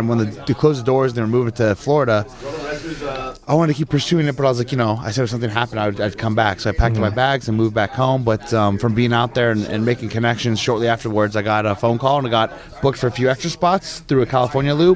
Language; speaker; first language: English; native; English